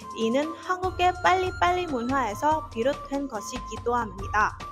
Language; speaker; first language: Korean; non-native, learner; Vietnamese